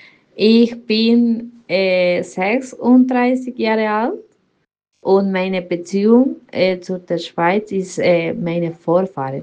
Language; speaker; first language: German; non-native, learner; Spanish